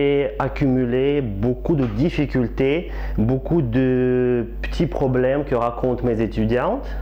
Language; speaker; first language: French; non-native, fluent; Russian